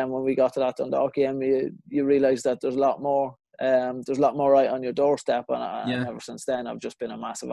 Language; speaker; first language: English; native; English